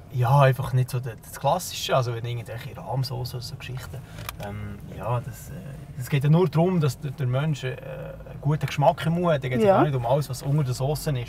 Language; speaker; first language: German; native; German